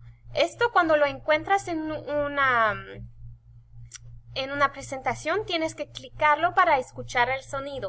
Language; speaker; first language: Spanish; non-native, fluent; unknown